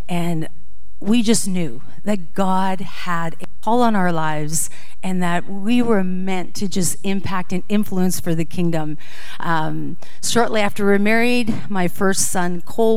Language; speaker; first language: English; early bilingual, other home language; Dutch